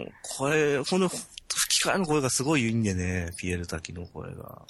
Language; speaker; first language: Japanese; native; Japanese